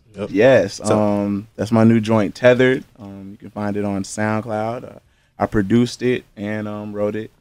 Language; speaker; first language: English; native; English